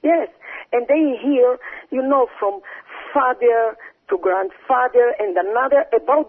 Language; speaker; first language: English; early bilingual, other home language; Arabic